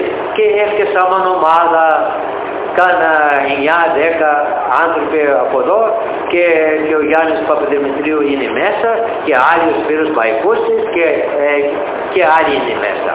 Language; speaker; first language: Greek; early bilingual, heritage; Greek